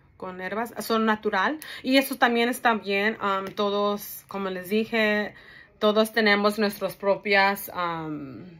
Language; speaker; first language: Spanish; early bilingual, heritage; Spanish